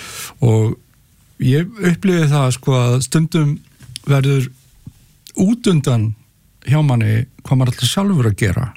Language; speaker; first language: Icelandic; native; Icelandic